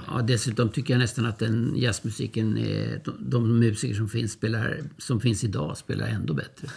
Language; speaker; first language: Swedish; early bilingual, other home language; German